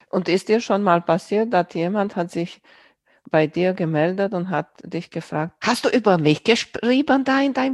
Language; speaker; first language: German; non-native, fluent; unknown